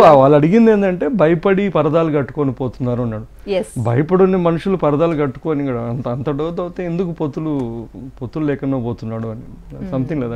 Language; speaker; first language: Telugu; native; Telugu